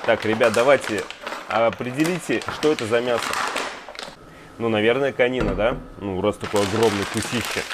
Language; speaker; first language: Russian; native; Russian